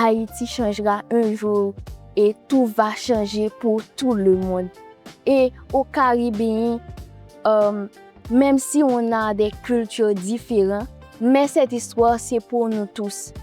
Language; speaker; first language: French; non-native, local second language; Haitian Creole